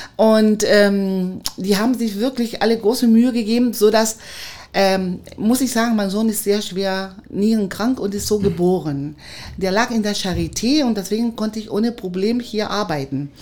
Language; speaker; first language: German; non-native, fluent; Spanish